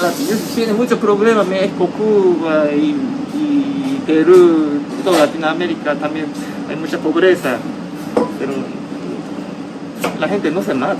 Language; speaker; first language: Spanish; non-native, fluent; Japanese